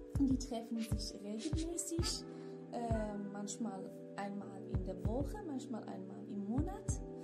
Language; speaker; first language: German; non-native, fluent; Kurdish